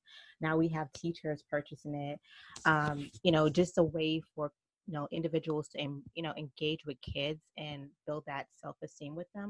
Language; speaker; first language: English; native; English